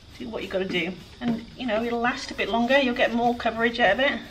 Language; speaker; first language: English; native; English